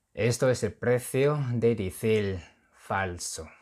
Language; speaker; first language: Spanish; non-native, fluent; Chinese